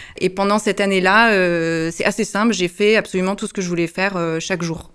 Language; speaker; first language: French; early bilingual, heritage; French